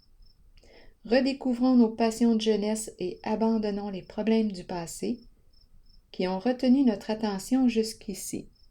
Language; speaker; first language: French; native; French